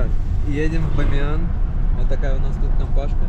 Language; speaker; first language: Russian; native; Russian